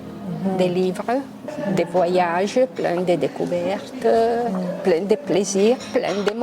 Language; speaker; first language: French; non-native, local second language; Italian